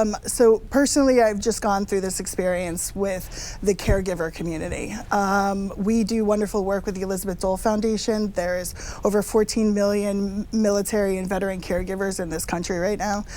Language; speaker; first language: English; native; English